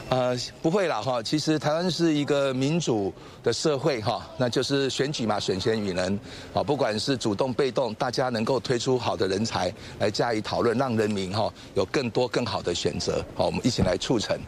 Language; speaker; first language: Chinese; native; Chinese